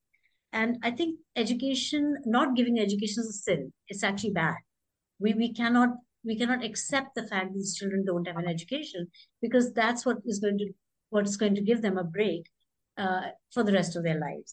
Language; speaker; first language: English; non-native, local second language; Hindi